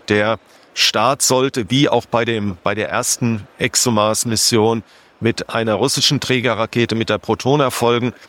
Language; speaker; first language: German; native; German